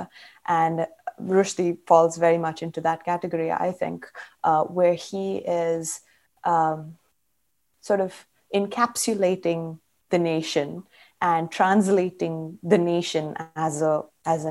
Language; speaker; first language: English; non-native, local second language; Kannada